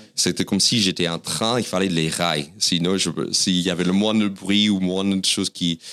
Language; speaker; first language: French; non-native, fluent; English